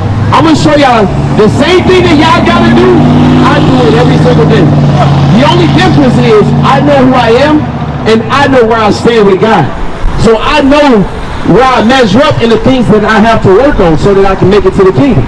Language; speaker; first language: English; native; English